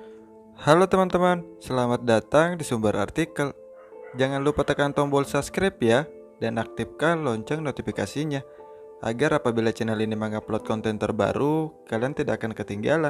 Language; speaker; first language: Indonesian; native; Indonesian